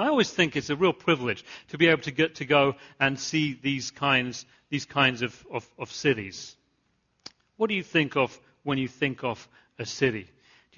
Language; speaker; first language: English; native; English